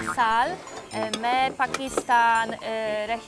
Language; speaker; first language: Hindi; non-native, learner; Polish